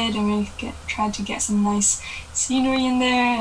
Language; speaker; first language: English; native; English